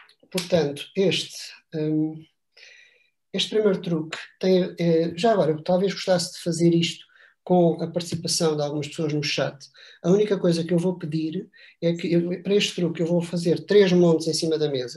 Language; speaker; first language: Portuguese; native; Portuguese